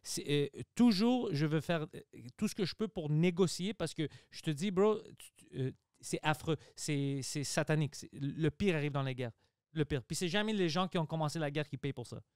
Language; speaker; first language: French; early bilingual, other home language; Greek